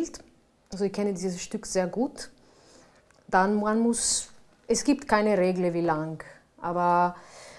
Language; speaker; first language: German; non-native, fluent; Italian